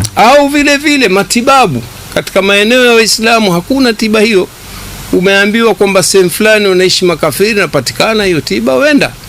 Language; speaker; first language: Swahili; native; Swahili